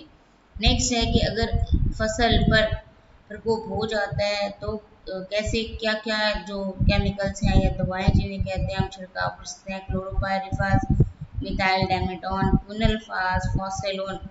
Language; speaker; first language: Hindi; native; Hindi